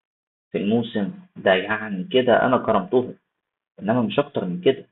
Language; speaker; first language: Arabic; native; Arabic